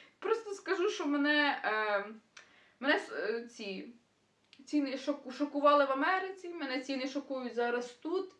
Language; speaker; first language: Ukrainian; native; Ukrainian